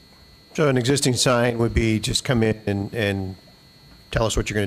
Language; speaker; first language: English; native; English